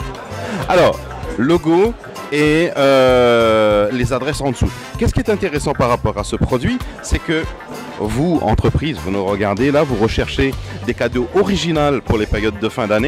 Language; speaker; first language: French; non-native, local second language; Morisyen